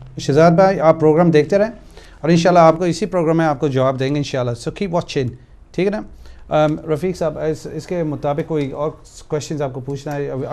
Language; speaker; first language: Urdu; early bilingual, heritage; Urdu